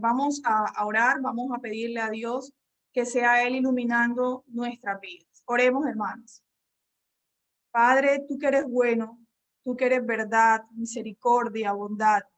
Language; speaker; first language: Spanish; native; Spanish